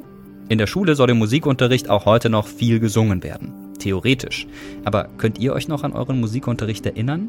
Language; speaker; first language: German; native; German